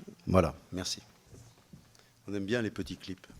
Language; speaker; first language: French; native; French